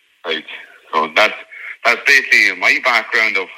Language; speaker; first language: English; native; English